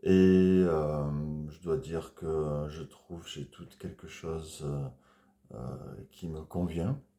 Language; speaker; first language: French; native; French